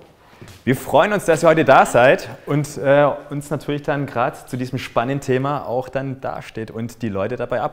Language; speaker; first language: German; native; German